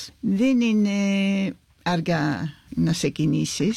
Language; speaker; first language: Greek; non-native, fluent; English